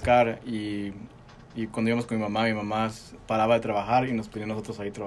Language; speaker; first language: Spanish; early bilingual, heritage; Spanish